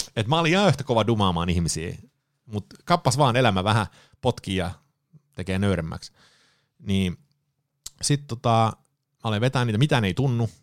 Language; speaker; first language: Finnish; early bilingual, heritage; Finnish